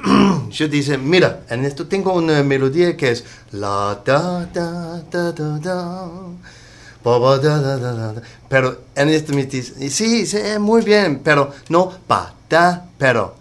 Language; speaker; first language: Spanish; non-native, learner; Danish